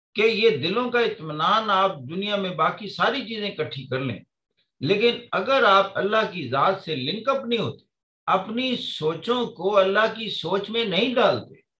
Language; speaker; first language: Urdu; non-native, local second language; Punjabi